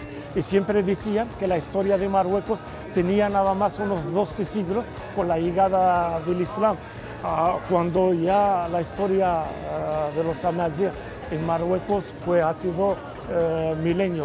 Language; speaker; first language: Spanish; non-native, fluent; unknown